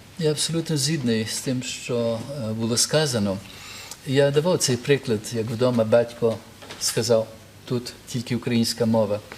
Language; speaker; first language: Ukrainian; early bilingual, heritage; Ukrainian